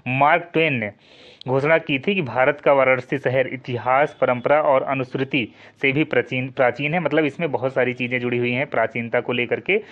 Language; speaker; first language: Hindi; native; Hindi